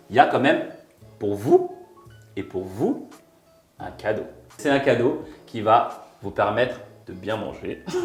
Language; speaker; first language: French; native; French